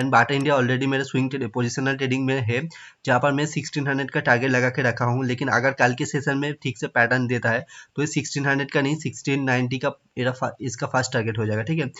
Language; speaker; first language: Hindi; non-native, local second language; Bangla